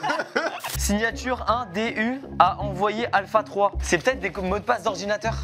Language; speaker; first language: French; native; French